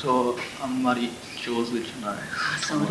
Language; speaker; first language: Japanese; non-native, learner; English